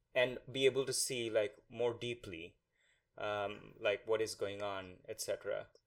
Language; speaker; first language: English; non-native, local second language; Bangla